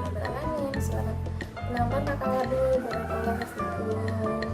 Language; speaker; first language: Malay; native; Malay